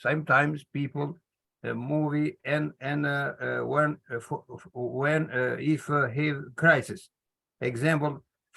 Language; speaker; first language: English; non-native, learner; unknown